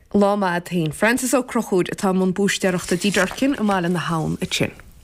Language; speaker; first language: Irish; native; Irish